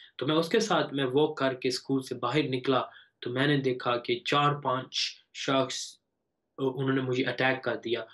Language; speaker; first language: Urdu; native; Urdu